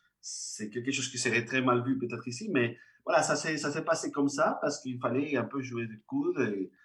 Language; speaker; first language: French; non-native, fluent; Spanish